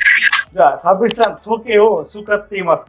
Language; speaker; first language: Japanese; non-native, fluent; Bangla